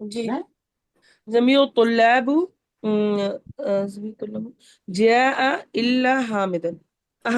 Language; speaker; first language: Arabic; non-native, learner; Urdu